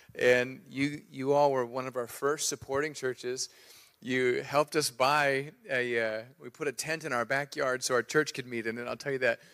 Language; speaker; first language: English; native; English